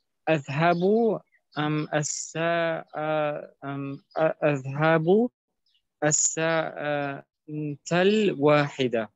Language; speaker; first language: Arabic; non-native, learner; German